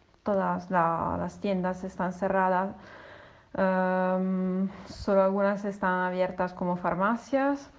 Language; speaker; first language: Spanish; non-native, fluent; Italian